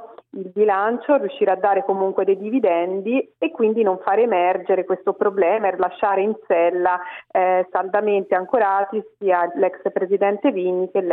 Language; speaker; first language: Italian; native; Italian